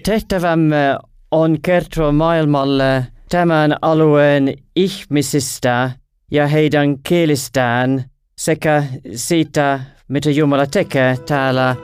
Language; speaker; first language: Finnish; non-native, fluent; English